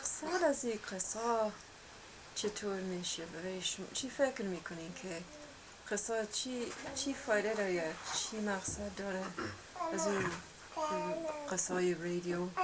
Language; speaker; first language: Persian; non-native, fluent; English